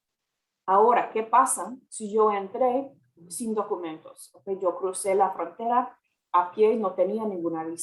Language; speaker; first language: Spanish; non-native, fluent; English